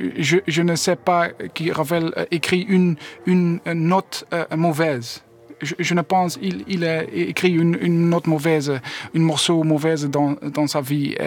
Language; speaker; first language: French; non-native, learner; Dutch